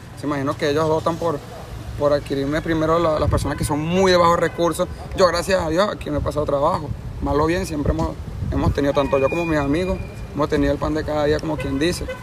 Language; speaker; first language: Spanish; native; Spanish